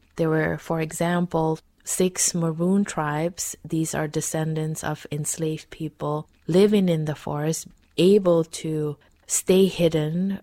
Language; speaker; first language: English; non-native, fluent; Dutch